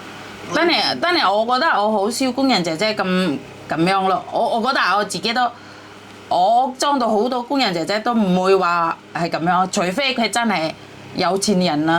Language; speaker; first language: Cantonese; non-native, fluent; Javanese